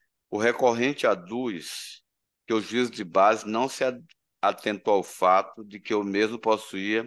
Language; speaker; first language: Portuguese; native; Portuguese